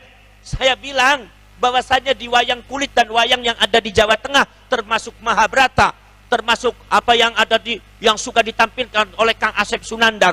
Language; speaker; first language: Indonesian; non-native, local second language; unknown